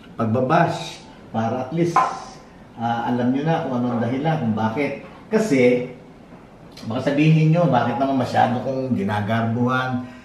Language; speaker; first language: Filipino; native; Filipino